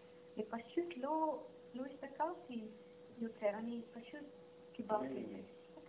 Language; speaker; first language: Hebrew; non-native, learner; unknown